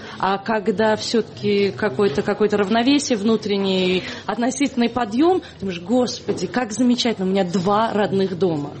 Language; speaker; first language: Russian; early bilingual, heritage; Russian